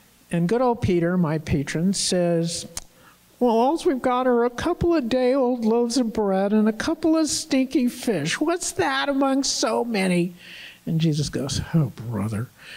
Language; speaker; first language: English; native; English